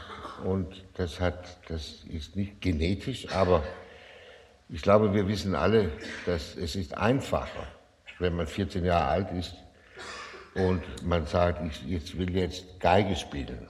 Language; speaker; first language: German; non-native, fluent; Danish